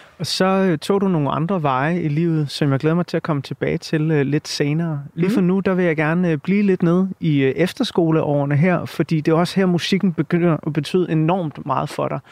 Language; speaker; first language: Danish; native; Danish